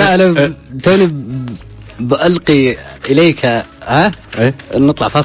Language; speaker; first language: Arabic; native; Arabic